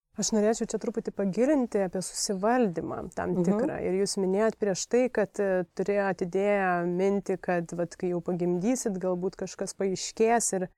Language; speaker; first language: Lithuanian; native; Lithuanian